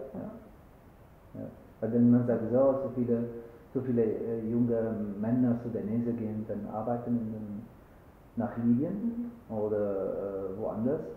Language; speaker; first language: German; non-native, learner; Arabic